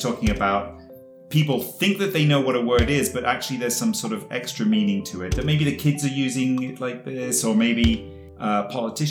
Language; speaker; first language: English; native; English